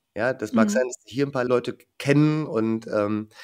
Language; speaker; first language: German; native; German